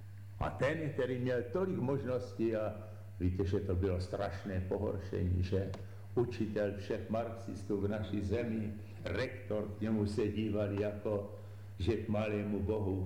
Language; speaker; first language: Czech; native; Czech